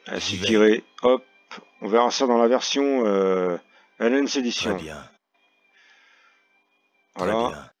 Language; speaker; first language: French; native; French